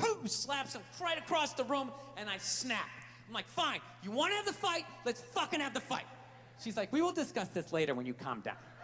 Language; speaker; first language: English; native; English